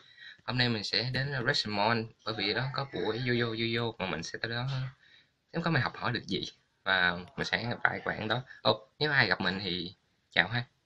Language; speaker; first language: Vietnamese; early bilingual, heritage; Vietnamese